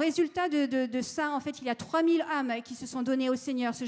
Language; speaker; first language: French; native; French